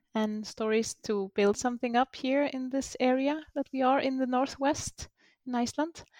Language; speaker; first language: English; non-native, fluent; Icelandic